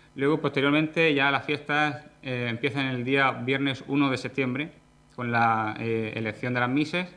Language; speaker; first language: Spanish; native; Spanish